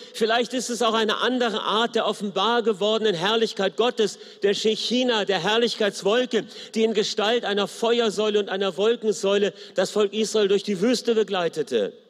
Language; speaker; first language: German; native; German